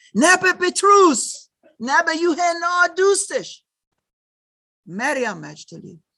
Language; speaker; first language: Persian; non-native, learner; German